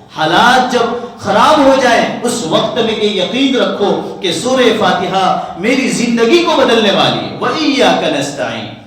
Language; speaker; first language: Urdu; non-native, local second language; Gujarati